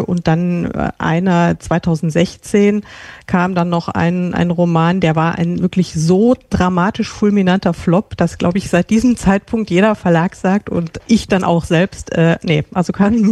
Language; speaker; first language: German; native; German